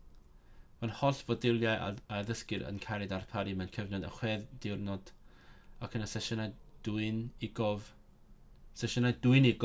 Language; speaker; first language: Welsh; non-native, learner; Cantonese